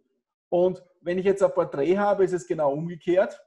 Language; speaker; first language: German; native; German